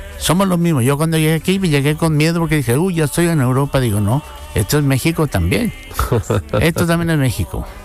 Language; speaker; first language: Spanish; native; Spanish